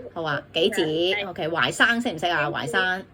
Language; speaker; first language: Cantonese; native; Cantonese